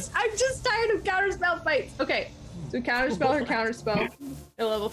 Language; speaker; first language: English; native; English